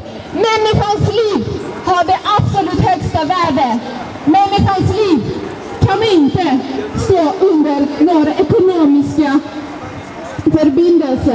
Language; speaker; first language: Swedish; non-native, fluent; Azerbaijani